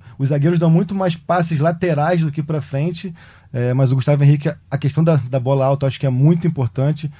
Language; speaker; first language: Portuguese; native; Portuguese